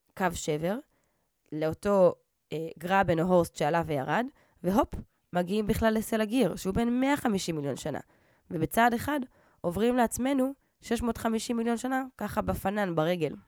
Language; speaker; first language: Hebrew; native; Hebrew